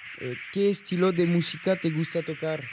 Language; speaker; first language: Spanish; non-native, learner; French